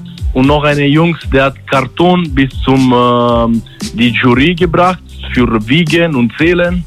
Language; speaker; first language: German; non-native, learner; Italian